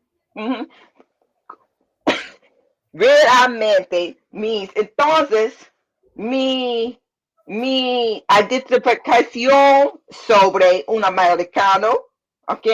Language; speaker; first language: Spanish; non-native, learner; English